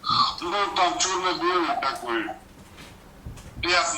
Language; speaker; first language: Russian; non-native, learner; Uzbek